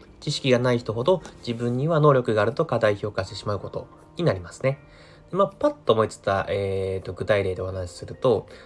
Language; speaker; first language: Japanese; native; Japanese